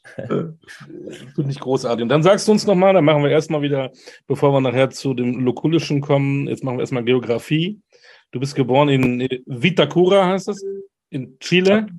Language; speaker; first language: German; native; German